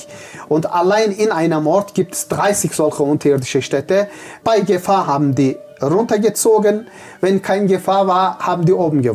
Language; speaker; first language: German; non-native, fluent; Turkish